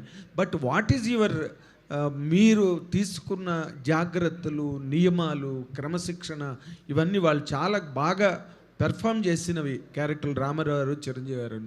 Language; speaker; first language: Telugu; native; Telugu